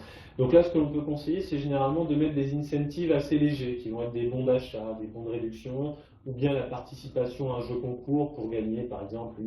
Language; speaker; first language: French; native; French